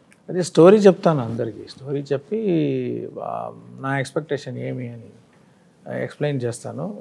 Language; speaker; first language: Telugu; non-native, fluent; Tamil